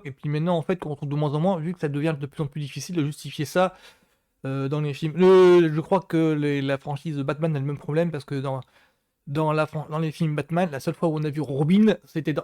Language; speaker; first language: French; native; French